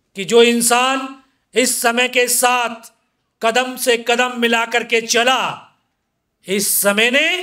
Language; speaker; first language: Hindi; native; Hindi